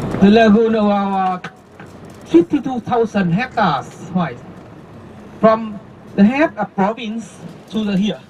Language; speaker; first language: English; non-native, learner; Vietnamese